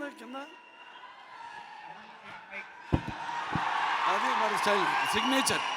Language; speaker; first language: Telugu; native; Telugu